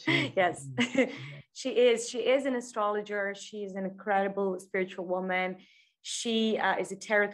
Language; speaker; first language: English; non-native, fluent; Croatian